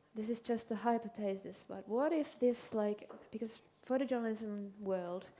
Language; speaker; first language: English; non-native, fluent; Finnish